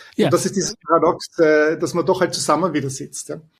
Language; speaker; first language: German; native; German